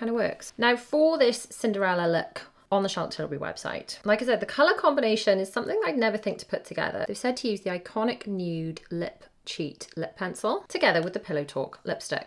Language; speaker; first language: English; native; English